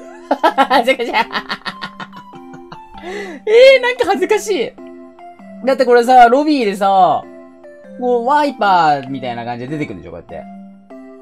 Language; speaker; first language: Japanese; native; Japanese